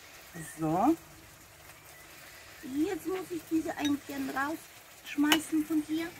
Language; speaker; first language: German; non-native, fluent; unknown